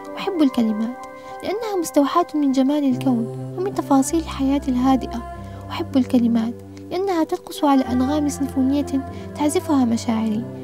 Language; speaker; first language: Arabic; native; Arabic